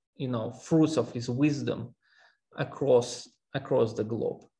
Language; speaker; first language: English; non-native, fluent; Armenian